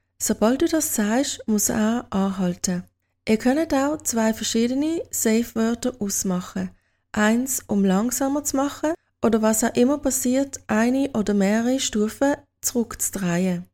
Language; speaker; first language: German; native; German